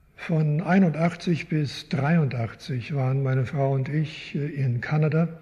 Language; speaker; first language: German; early bilingual, heritage; German